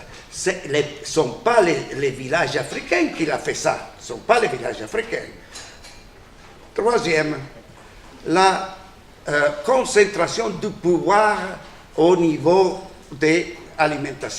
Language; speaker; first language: French; non-native, fluent; Italian